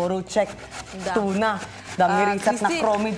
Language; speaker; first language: Macedonian; non-native, learner; Filipino